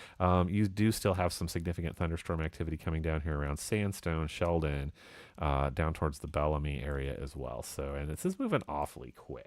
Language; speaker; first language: English; native; English